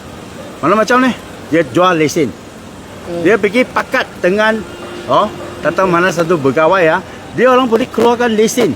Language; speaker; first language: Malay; non-native, local second language; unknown